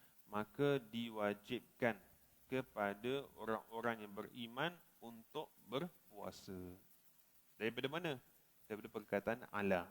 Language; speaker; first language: Malay; native; Malay